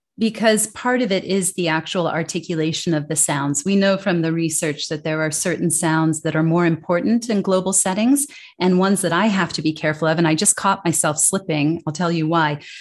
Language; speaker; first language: English; native; English